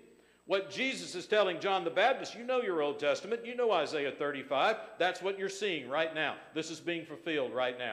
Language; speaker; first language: English; native; English